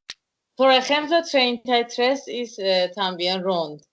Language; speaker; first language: Spanish; non-native, fluent; Persian